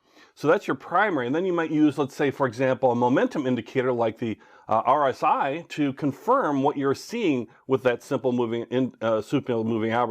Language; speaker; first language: English; native; English